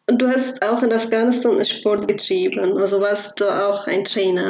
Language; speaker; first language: German; non-native, fluent; Persian